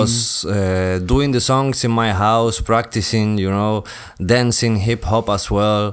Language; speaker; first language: English; non-native, learner; Spanish